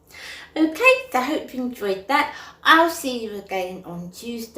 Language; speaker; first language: English; native; English